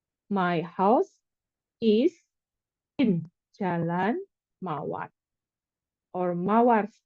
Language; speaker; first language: English; non-native, fluent; Indonesian